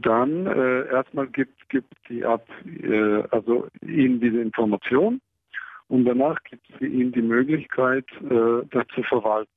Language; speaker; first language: German; non-native, fluent; Hebrew